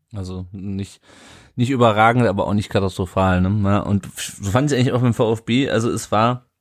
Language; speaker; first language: German; native; German